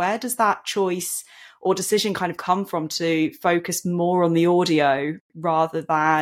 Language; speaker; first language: English; native; English